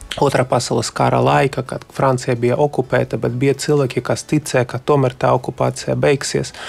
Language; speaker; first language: Latvian; non-native, local second language; Russian